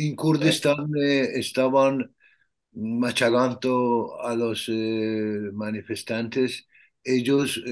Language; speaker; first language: Spanish; non-native, learner; Persian